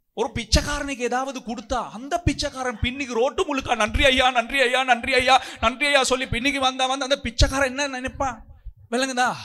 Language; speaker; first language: Tamil; non-native, local second language; Sinhala